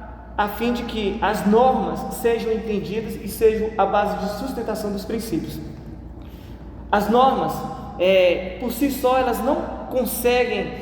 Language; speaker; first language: Portuguese; native; Portuguese